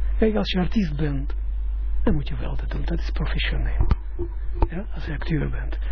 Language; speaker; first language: Dutch; non-native, fluent; Russian